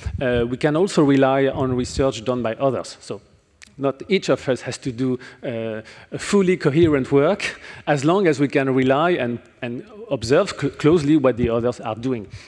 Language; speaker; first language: English; non-native, fluent; French